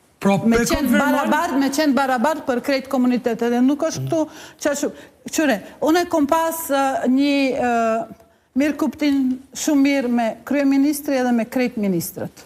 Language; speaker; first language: Albanian; non-native, local second language; Bosnian